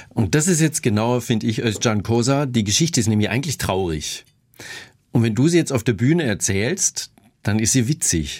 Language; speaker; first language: German; native; German